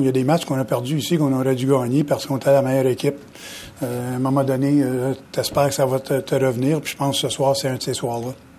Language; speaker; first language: French; native; French